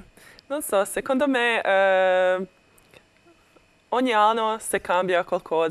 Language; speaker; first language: Italian; non-native, learner; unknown